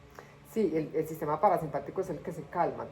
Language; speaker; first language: Spanish; native; Spanish